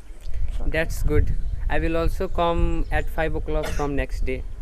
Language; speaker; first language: English; non-native, learner; Hindi